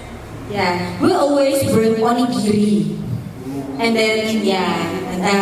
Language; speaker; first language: English; non-native, fluent; Indonesian